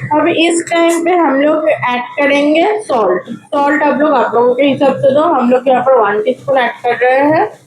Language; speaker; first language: Hindi; non-native, local second language; Bangla